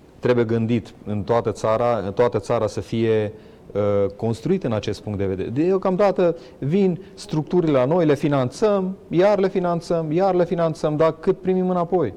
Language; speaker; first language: Romanian; non-native, local second language; Hungarian